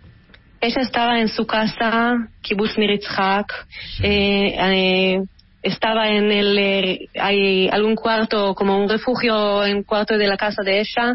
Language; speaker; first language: Spanish; early bilingual, heritage; Hebrew